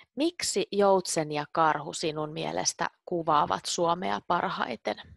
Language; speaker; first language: Finnish; native; Finnish